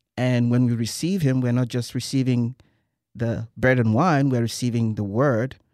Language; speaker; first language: English; non-native, local second language; Igbo